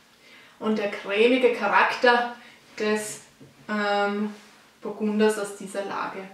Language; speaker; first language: German; native; German